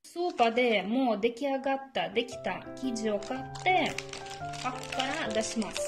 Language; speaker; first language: Japanese; non-native, fluent; Russian